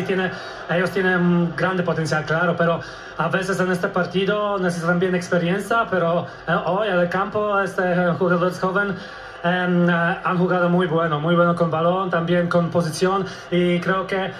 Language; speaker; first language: Spanish; non-native, learner; Polish